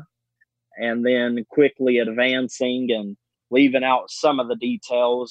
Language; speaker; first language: English; native; English